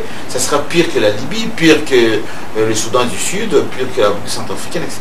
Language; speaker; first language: French; non-native, local second language; Luba-Lulua